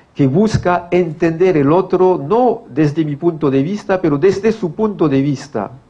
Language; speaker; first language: Spanish; non-native, fluent; French